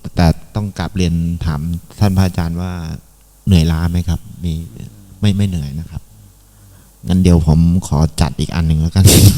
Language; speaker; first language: Thai; native; Thai